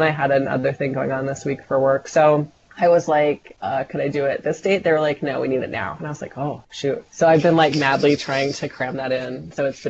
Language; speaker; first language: English; native; English